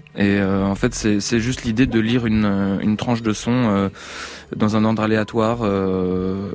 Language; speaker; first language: French; native; French